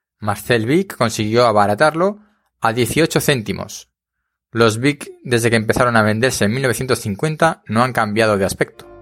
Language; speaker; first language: Spanish; native; Spanish